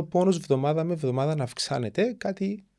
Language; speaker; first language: Greek; native; Greek